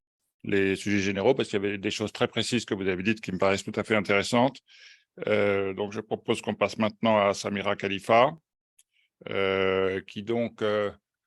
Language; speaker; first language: French; native; French